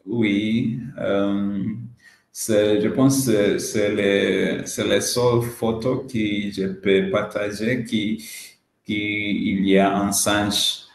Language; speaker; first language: French; non-native, learner; Swahili